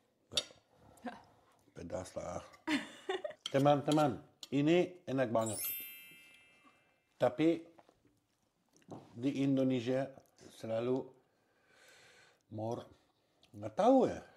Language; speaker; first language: Indonesian; non-native, learner; French